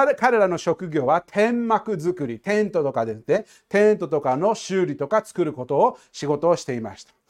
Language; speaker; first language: Japanese; non-native, fluent; English